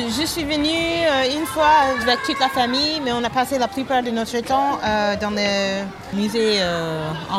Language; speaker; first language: French; non-native, fluent; English